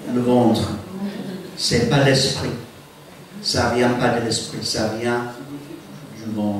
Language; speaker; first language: French; non-native, fluent; English